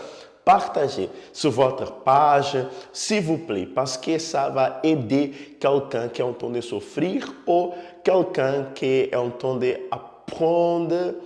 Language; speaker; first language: French; non-native, fluent; Portuguese